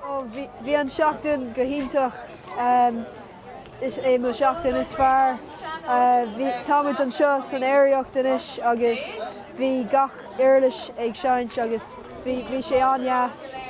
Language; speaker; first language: Irish; non-native, learner; English